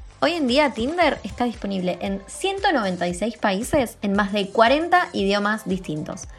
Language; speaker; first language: Spanish; native; Spanish